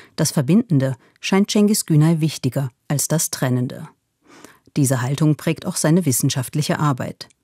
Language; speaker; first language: German; native; German